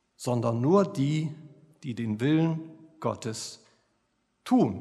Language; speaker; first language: German; native; German